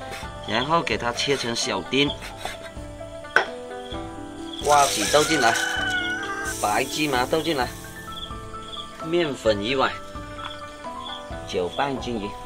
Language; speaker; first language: Chinese; native; Chinese